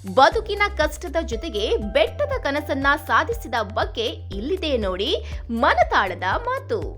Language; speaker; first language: Kannada; native; Kannada